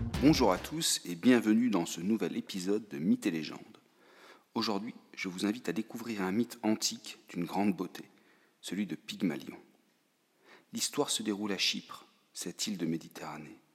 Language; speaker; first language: French; native; French